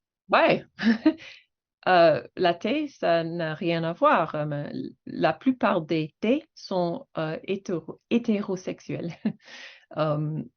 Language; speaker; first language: French; non-native, fluent; English